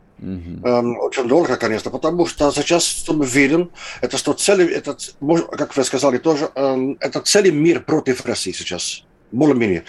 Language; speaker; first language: Russian; non-native, fluent; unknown